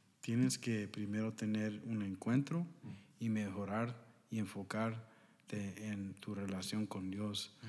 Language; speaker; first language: Spanish; early bilingual, heritage; Spanish